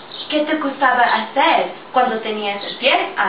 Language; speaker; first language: Spanish; non-native, learner; English